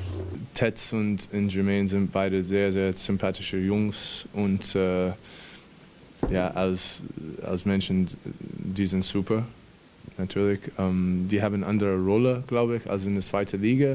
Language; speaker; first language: German; non-native, fluent; English